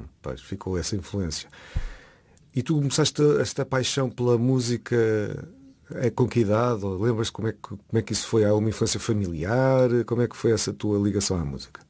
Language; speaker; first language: Portuguese; native; Portuguese